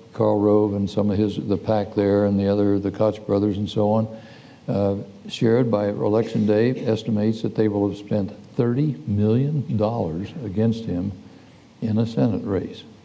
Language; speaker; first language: English; native; English